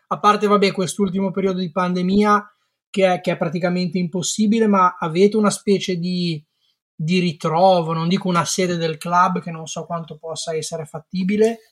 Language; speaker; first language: Italian; native; Italian